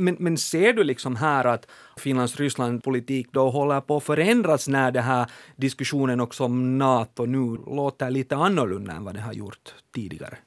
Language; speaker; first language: Swedish; native; Swedish